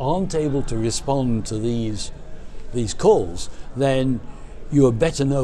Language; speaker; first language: English; native; English